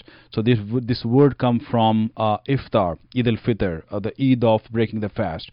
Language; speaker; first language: English; non-native, local second language; Punjabi